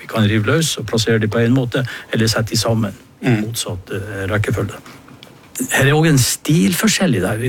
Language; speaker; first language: Norwegian; native; Norwegian